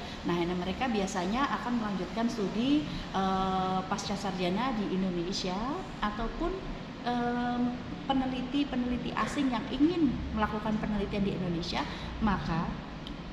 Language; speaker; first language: Indonesian; native; Indonesian